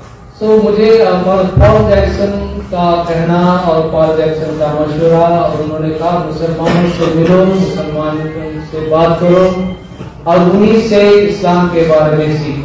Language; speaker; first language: Hindi; non-native, local second language; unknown